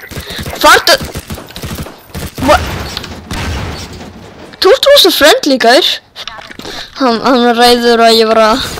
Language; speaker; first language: Icelandic; non-native, learner; Danish